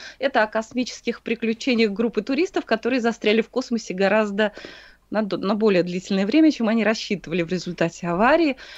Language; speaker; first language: Russian; native; Russian